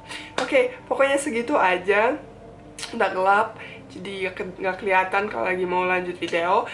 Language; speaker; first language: Indonesian; non-native, fluent; Bosnian